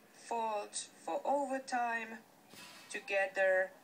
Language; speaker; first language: English; non-native, fluent; Finnish